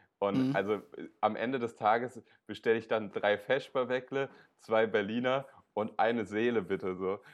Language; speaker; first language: German; native; German